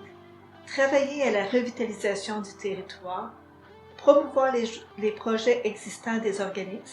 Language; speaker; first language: French; native; French